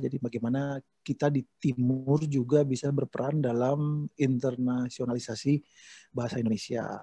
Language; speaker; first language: Indonesian; native; Indonesian